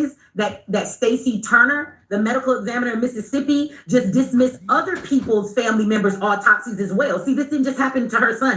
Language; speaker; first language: English; native; English